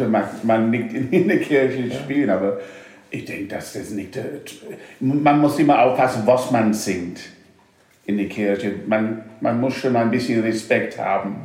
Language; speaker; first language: German; non-native, fluent; English